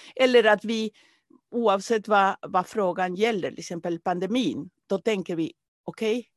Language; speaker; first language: Swedish; non-native, fluent; Spanish